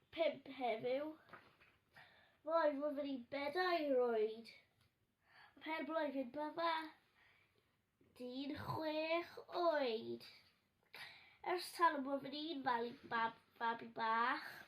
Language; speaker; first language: Welsh; non-native, local second language; English